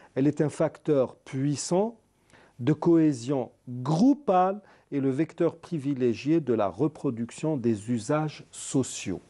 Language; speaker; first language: French; non-native, local second language; Arabic